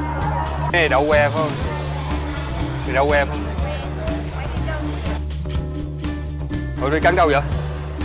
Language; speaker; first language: Vietnamese; native; Vietnamese